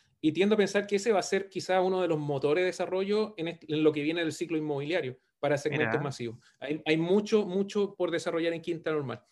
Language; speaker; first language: Spanish; native; Spanish